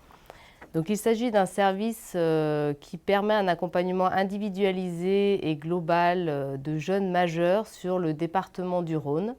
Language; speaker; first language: French; native; French